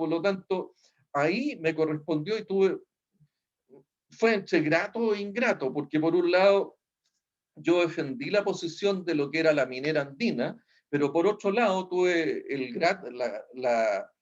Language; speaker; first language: Spanish; native; Spanish